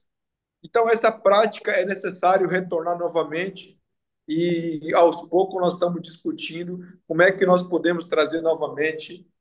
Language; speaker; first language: Portuguese; non-native, local second language; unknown